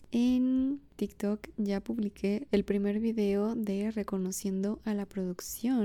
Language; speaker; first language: Spanish; native; Spanish